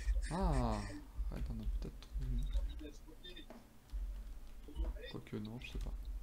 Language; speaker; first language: French; native; French